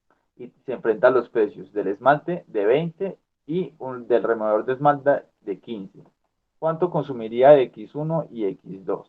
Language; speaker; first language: Spanish; native; Spanish